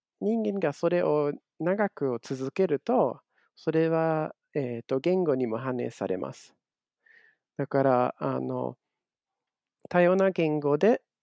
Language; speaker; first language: Japanese; non-native, fluent; German